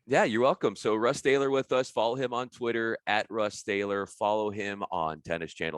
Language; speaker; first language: English; native; English